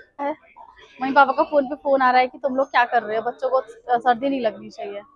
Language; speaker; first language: Hindi; non-native, local second language; Bangla